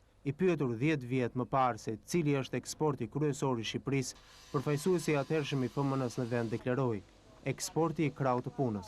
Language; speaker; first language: Albanian; native; Albanian